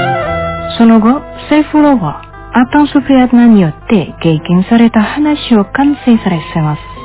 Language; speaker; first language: Japanese; non-native, fluent; Indonesian